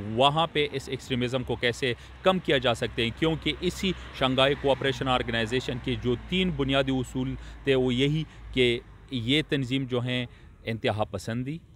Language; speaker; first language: Urdu; non-native, local second language; Pashto